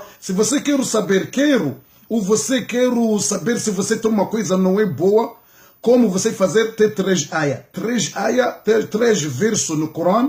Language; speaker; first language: Portuguese; non-native, learner; Comorian